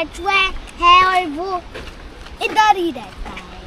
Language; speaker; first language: Hindi; early bilingual, heritage; Urdu